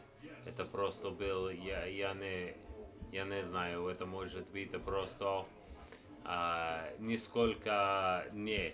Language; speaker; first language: Russian; non-native, learner; English